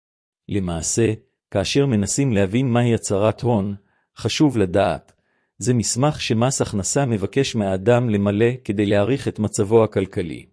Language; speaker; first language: Hebrew; native; Hebrew